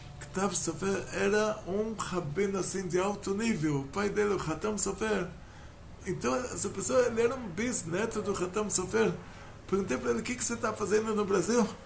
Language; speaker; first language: Portuguese; non-native, fluent; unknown